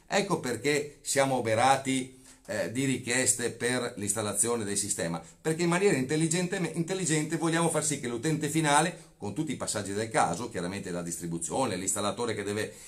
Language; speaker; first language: Italian; native; Italian